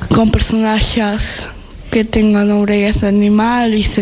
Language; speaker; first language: Catalan; early bilingual, other home language; Spanish